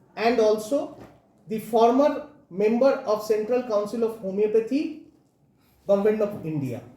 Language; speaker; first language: English; non-native, local second language; Bangla